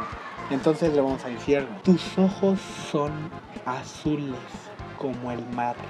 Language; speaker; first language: Spanish; native; Spanish